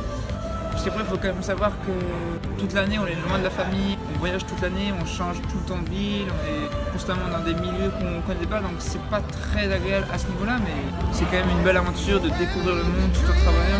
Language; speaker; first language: French; native; French